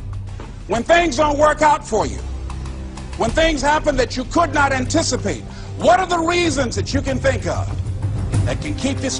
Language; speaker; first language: English; native; English